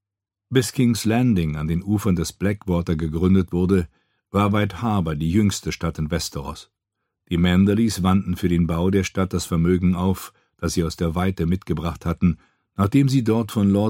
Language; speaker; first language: German; native; German